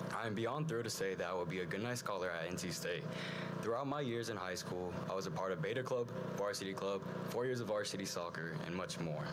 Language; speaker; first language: English; early bilingual, other home language; Spanish